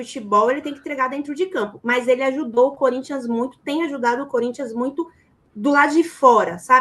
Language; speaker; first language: Portuguese; native; Portuguese